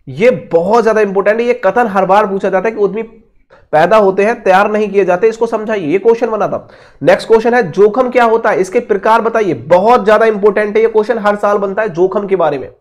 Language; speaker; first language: Hindi; native; Hindi